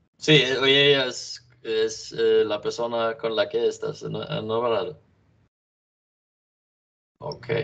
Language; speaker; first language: Spanish; non-native, learner; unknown